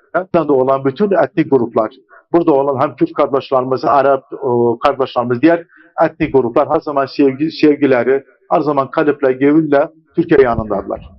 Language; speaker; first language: Turkish; early bilingual, heritage; Arabic